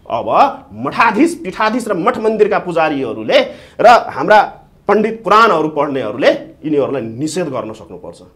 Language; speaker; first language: Nepali; non-native, local second language; Maithili